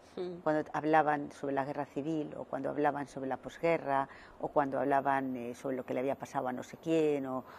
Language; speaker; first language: Spanish; native; Spanish